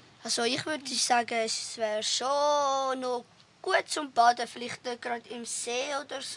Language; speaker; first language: German; native; German